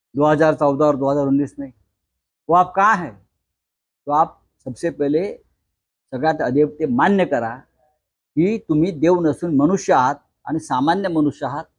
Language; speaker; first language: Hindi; non-native, local second language; Marathi